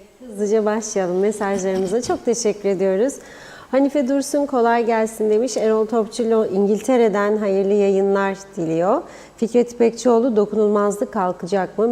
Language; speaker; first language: Turkish; native; Turkish